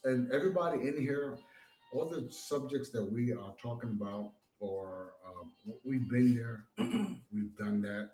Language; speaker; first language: English; non-native, fluent; Spanish